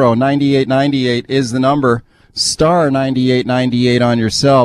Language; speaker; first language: English; native; English